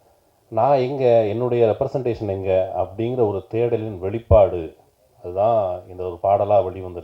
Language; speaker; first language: Tamil; native; Tamil